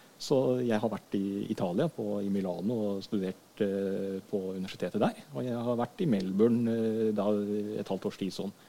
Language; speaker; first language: Norwegian; native; Norwegian